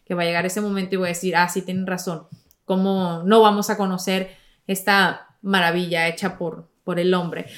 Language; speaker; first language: Spanish; native; Spanish